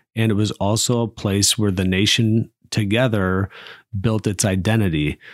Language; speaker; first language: English; native; English